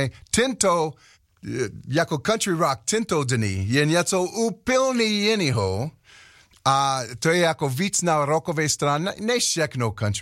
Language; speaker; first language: Czech; non-native, learner; English